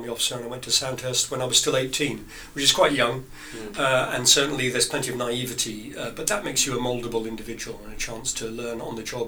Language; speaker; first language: English; native; English